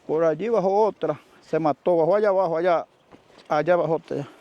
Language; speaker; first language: Spanish; native; Spanish